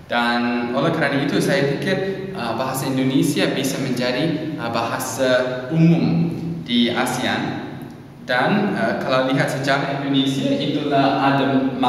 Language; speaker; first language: Indonesian; non-native, learner; English